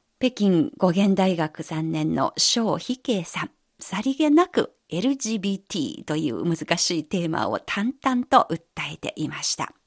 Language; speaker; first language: Japanese; non-native, fluent; Chinese